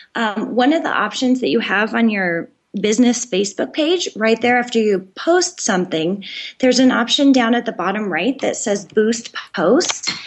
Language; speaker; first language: English; native; English